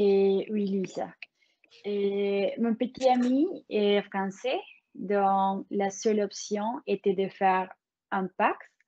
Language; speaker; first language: French; non-native, learner; Spanish